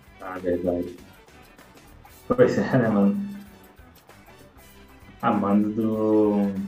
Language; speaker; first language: Portuguese; native; Portuguese